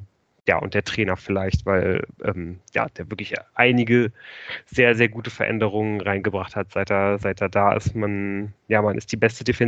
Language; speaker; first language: German; native; German